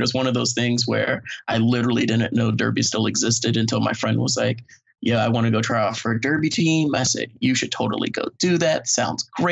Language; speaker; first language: English; native; English